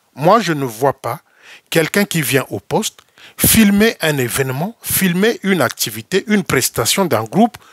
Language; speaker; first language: French; non-native, local second language; Lingala